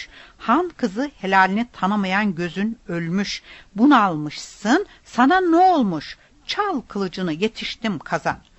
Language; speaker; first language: Turkish; native; Turkish